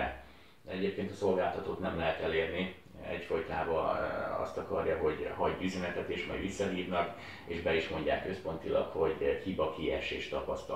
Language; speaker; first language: Hungarian; native; Hungarian